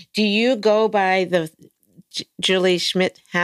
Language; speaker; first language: English; native; English